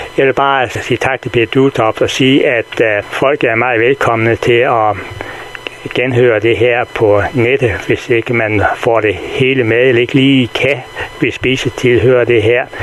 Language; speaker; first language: Danish; native; Danish